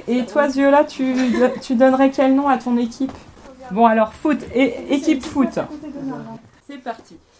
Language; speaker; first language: French; native; French